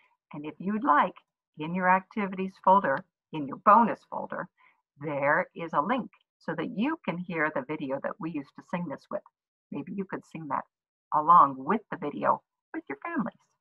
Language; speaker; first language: English; native; English